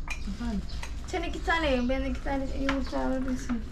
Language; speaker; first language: Turkish; non-native, learner; Indonesian